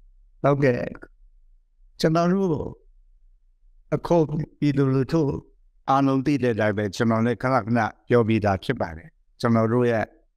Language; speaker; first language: Burmese; non-native, local second language; Kachin